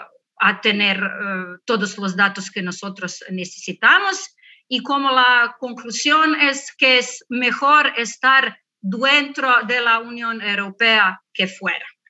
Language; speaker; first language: Spanish; non-native, learner; Croatian